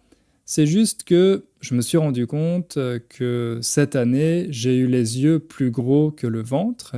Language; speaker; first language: French; native; French